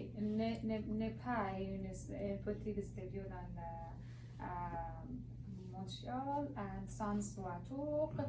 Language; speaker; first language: French; non-native, learner; Persian